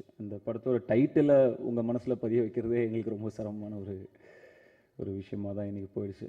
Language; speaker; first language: Tamil; native; Tamil